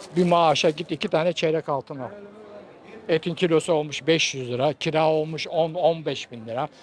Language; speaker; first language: Turkish; native; Turkish